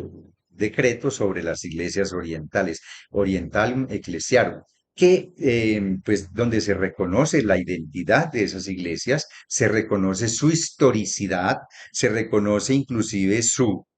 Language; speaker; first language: Spanish; native; Spanish